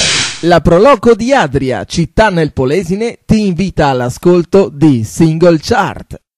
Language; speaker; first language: Italian; native; Italian